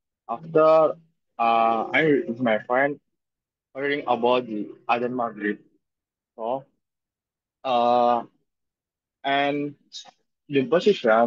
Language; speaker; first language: English; non-native, learner; Indonesian